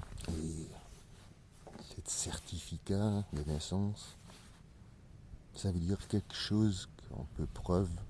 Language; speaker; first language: French; non-native, learner; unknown